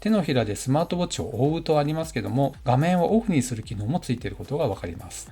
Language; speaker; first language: Japanese; native; Japanese